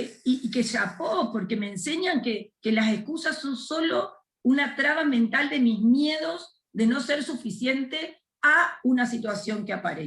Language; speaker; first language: Spanish; native; Spanish